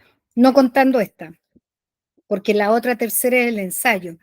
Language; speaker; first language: Spanish; native; Spanish